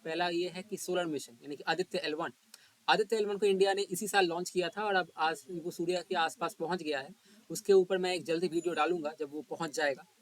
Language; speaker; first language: Hindi; non-native, local second language; Bangla